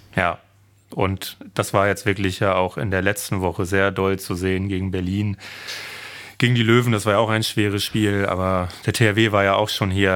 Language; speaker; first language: German; native; German